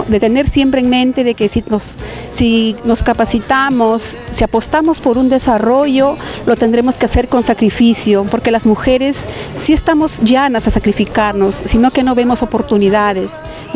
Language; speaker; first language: Spanish; native; Spanish